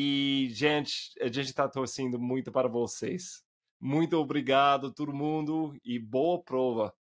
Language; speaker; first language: Portuguese; non-native, fluent; English